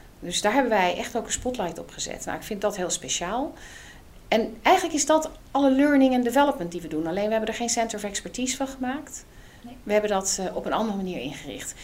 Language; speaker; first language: Dutch; native; Dutch